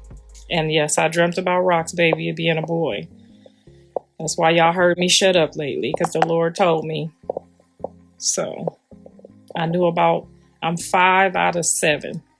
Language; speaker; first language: English; native; English